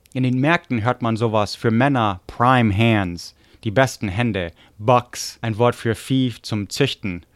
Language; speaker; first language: German; non-native, fluent; English